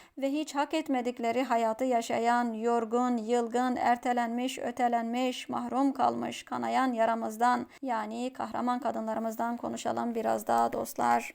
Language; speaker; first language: Turkish; native; Turkish